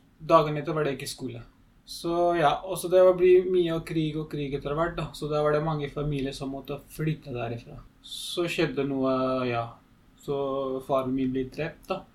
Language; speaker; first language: Norwegian; non-native, learner; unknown